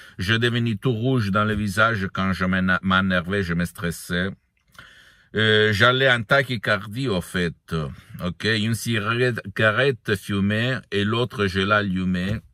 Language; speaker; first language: French; non-native, fluent; Italian